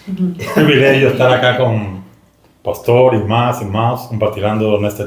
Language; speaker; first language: Portuguese; non-native, learner; Spanish